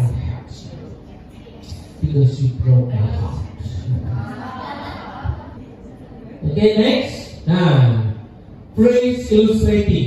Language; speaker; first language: English; non-native, learner; Indonesian